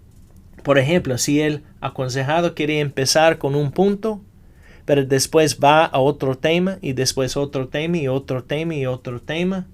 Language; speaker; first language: Spanish; non-native, fluent; English